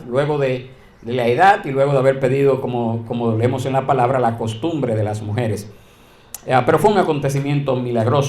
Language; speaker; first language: Spanish; native; Spanish